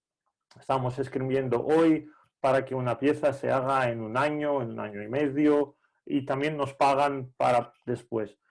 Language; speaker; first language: Spanish; non-native, fluent; Greek